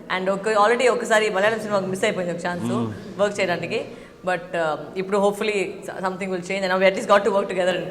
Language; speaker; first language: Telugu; non-native, local second language; Tamil